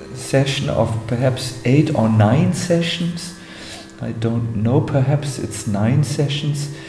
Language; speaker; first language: English; non-native, fluent; German